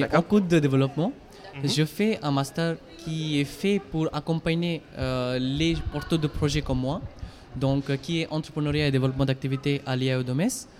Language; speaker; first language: French; non-native, fluent; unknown